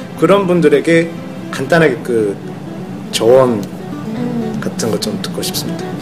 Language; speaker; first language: Korean; non-native, fluent; Japanese